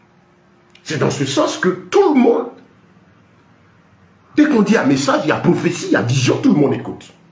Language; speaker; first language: French; native; French